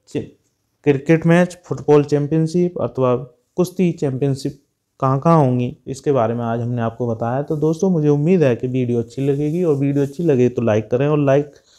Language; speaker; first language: Hindi; native; Hindi